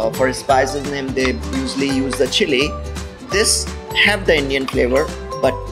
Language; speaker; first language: English; non-native, local second language; Hindi